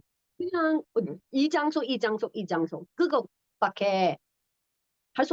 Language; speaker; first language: Korean; non-native, learner; English